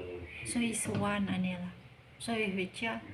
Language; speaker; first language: Chinese; non-native, learner; Indonesian